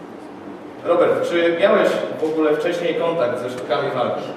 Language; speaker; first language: Polish; native; Polish